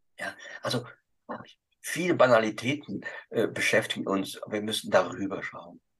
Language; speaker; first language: German; non-native, fluent; French